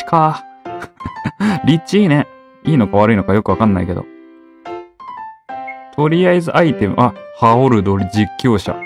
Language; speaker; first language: Japanese; native; Japanese